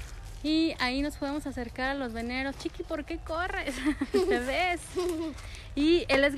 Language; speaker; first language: Spanish; native; Spanish